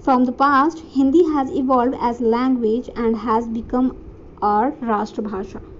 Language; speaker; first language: English; non-native, local second language; Hindi